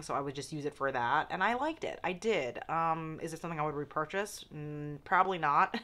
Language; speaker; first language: English; native; English